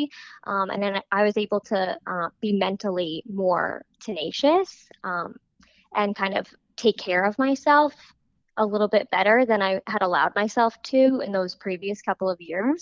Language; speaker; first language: English; native; English